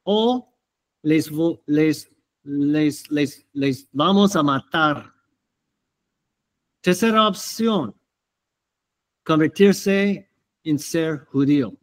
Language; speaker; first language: Spanish; non-native, fluent; English